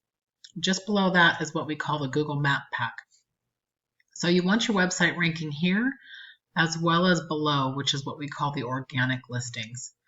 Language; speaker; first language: English; native; English